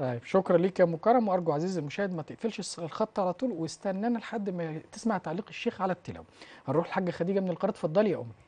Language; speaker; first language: Arabic; native; Arabic